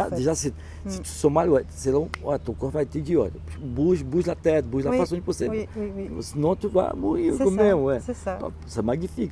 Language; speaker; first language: French; non-native, learner; Portuguese